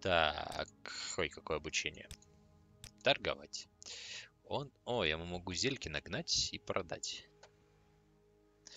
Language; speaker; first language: Russian; native; Russian